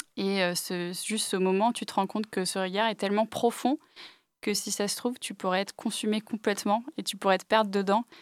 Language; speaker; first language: French; early bilingual, other home language; English